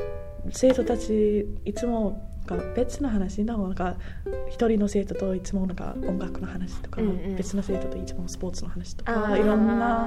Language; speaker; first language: Japanese; non-native, learner; English